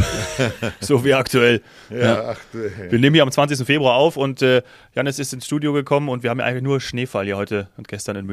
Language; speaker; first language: German; native; German